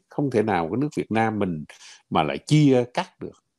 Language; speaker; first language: Vietnamese; native; Vietnamese